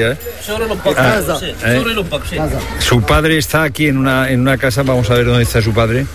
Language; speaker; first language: Spanish; native; Spanish